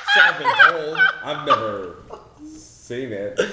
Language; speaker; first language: English; native; English